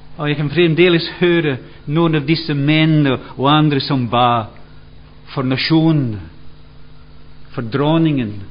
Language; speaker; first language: Swedish; non-native, fluent; English